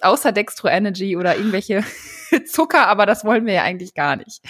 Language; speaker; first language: German; native; German